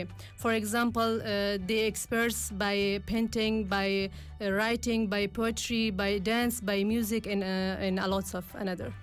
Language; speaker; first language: English; non-native, learner; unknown